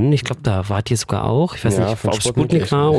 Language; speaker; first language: German; native; German